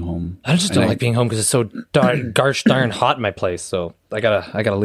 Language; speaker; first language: English; native; English